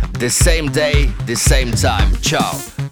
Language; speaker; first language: English; non-native, fluent; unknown